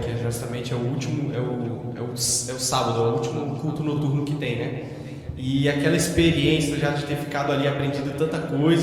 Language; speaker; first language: Portuguese; native; Portuguese